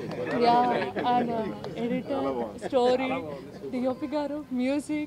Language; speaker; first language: Telugu; non-native, learner; Malayalam